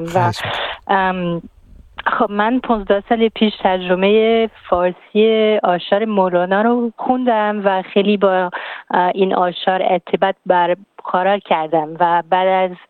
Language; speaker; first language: Persian; non-native, fluent; French